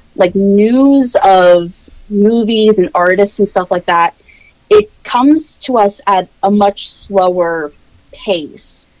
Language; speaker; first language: English; native; English